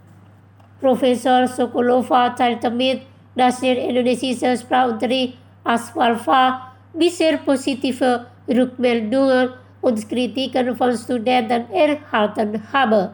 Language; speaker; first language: German; non-native, fluent; Indonesian